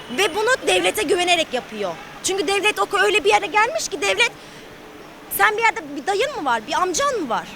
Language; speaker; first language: Turkish; native; Turkish